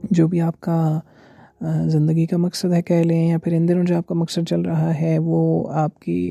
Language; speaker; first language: Urdu; native; Urdu